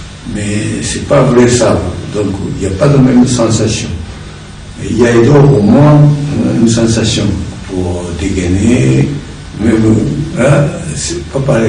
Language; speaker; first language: French; non-native, learner; Japanese